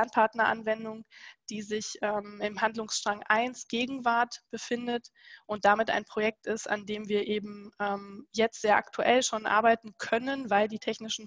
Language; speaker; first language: German; native; German